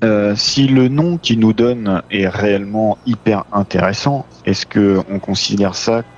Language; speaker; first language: French; native; French